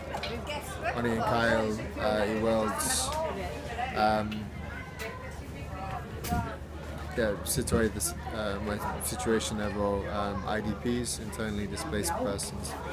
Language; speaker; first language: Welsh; non-native, learner; English